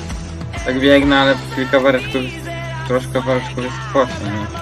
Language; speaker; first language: Polish; native; Polish